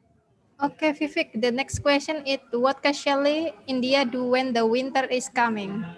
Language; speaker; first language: English; non-native, learner; Indonesian